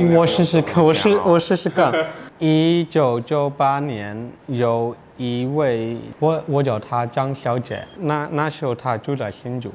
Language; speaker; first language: Chinese; non-native, learner; Dutch